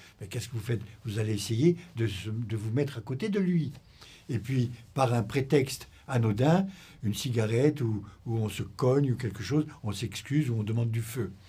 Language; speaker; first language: French; native; French